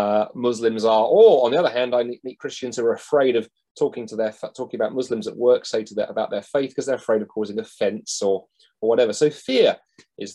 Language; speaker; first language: English; native; English